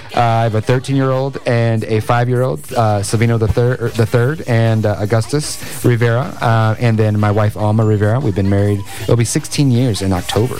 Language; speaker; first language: English; early bilingual, other home language; Spanish